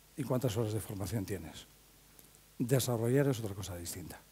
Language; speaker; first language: Spanish; native; Spanish